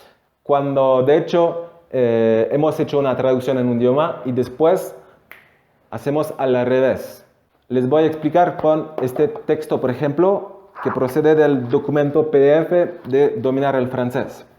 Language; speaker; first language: Spanish; non-native, fluent; French